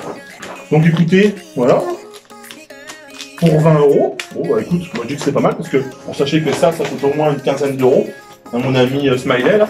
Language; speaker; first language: French; native; French